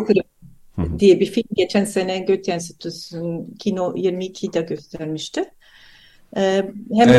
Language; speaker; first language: Turkish; non-native, fluent; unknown